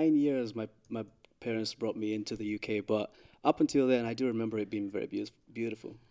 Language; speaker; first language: English; early bilingual, other home language; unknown